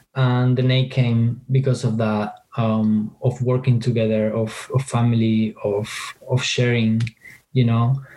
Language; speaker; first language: English; non-native, fluent; Spanish